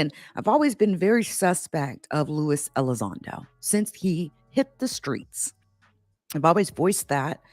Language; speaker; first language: English; native; English